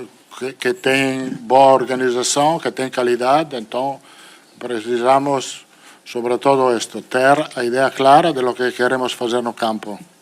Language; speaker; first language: Portuguese; non-native, fluent; Italian